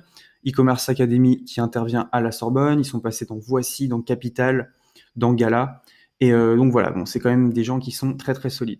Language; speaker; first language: French; native; French